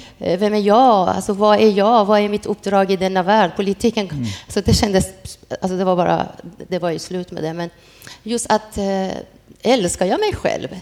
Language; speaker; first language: Swedish; non-native, fluent; Persian